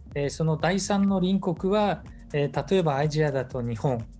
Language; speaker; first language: Japanese; non-native, fluent; Mongolian